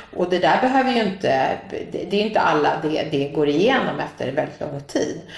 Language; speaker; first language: Swedish; native; Swedish